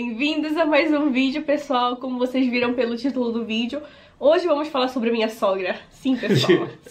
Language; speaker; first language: Portuguese; native; Portuguese